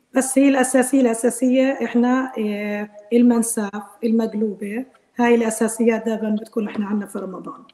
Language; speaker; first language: Arabic; native; Arabic